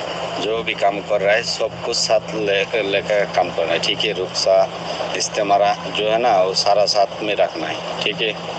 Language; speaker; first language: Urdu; non-native, local second language; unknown